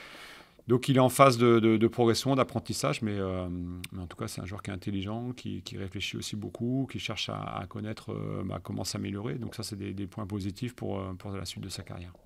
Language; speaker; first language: French; native; French